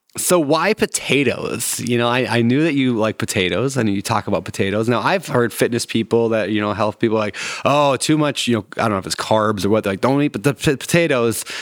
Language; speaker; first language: English; native; English